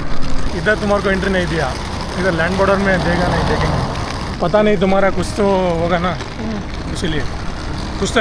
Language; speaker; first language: Hindi; non-native, local second language; Kannada